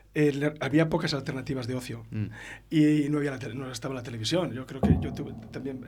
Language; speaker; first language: Spanish; native; Spanish